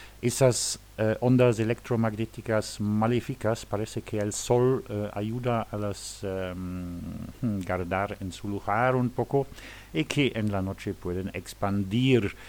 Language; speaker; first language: Spanish; non-native, fluent; Luxembourgish